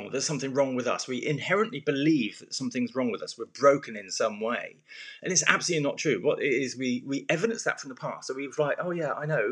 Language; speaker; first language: English; native; English